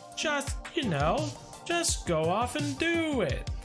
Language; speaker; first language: English; native; English